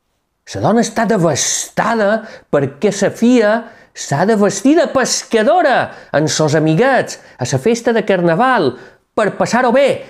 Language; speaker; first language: Catalan; native; Catalan